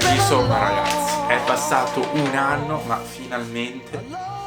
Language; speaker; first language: Italian; native; Italian